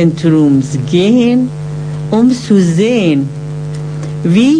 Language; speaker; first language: German; non-native, fluent; Persian